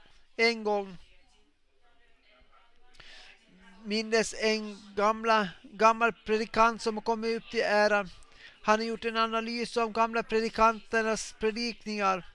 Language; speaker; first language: Swedish; non-native, local second language; Finnish